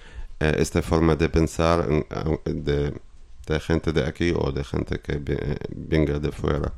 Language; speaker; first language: Spanish; non-native, learner; Arabic